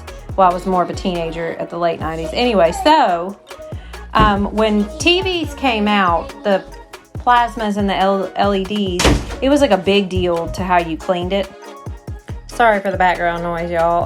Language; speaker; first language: English; native; English